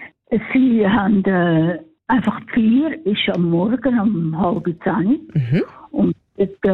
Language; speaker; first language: German; native; German